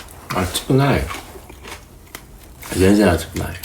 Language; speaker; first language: Japanese; non-native, fluent; Korean